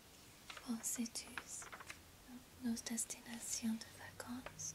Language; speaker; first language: French; non-native, learner; English